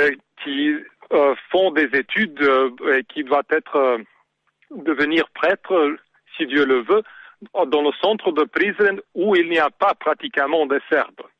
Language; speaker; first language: French; non-native, learner; Serbian